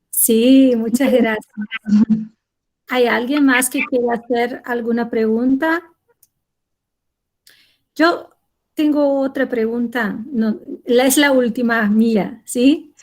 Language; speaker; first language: Spanish; non-native, fluent; Portuguese